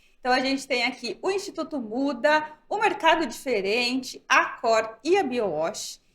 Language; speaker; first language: Portuguese; native; Portuguese